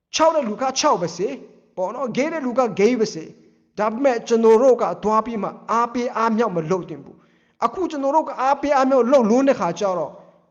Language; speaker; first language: Burmese; non-native, local second language; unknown